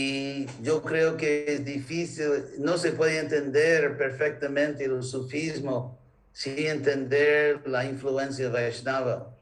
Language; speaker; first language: Spanish; non-native, fluent; English